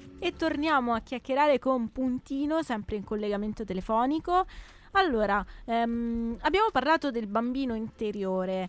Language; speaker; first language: Italian; native; Italian